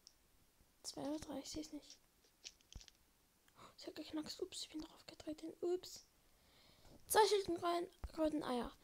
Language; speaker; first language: German; native; German